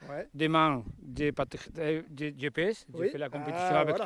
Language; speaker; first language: French; non-native, learner; Spanish